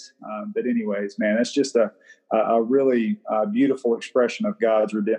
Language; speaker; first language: English; native; English